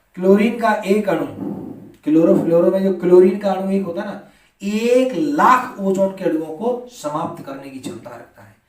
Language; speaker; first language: Hindi; native; Hindi